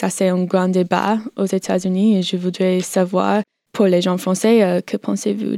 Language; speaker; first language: French; non-native, learner; English